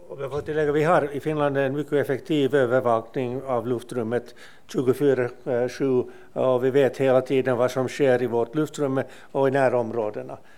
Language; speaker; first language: Swedish; non-native, local second language; Finnish